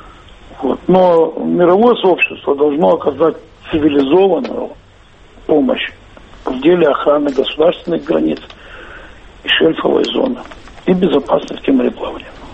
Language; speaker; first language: Russian; native; Russian